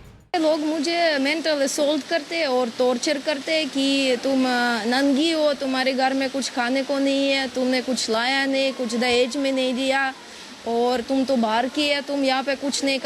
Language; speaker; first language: Hindi; non-native, fluent; Russian